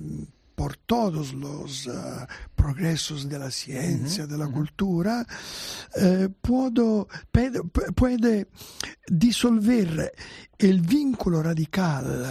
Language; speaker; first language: Spanish; non-native, fluent; Italian